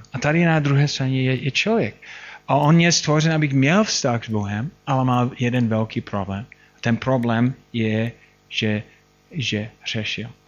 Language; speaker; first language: Czech; non-native, fluent; English